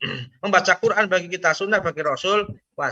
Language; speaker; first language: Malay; non-native, local second language; Javanese